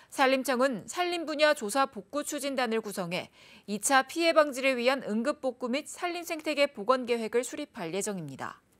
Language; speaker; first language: Korean; native; Korean